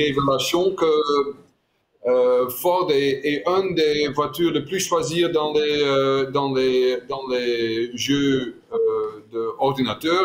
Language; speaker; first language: French; non-native, fluent; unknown